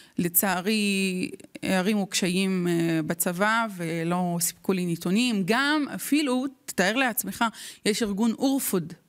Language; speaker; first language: Hebrew; non-native, local second language; Arabic